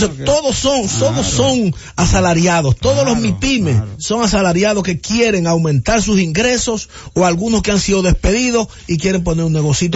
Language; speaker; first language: Spanish; native; Spanish